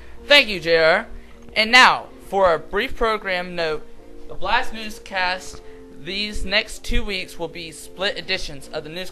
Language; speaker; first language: English; native; English